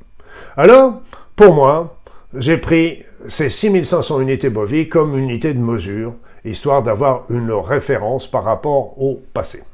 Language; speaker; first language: French; native; French